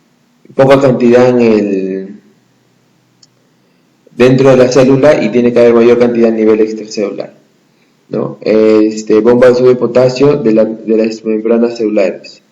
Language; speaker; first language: Spanish; native; Spanish